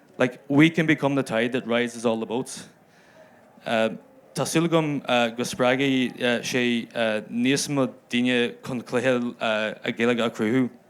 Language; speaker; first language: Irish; non-native, local second language; English